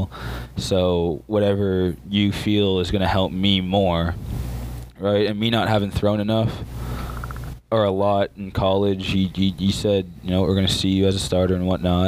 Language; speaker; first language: English; native; English